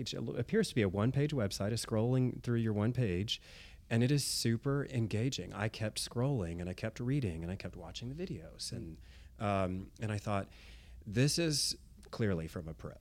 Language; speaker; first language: English; native; English